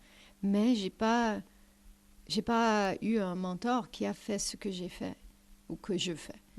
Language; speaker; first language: French; non-native, fluent; English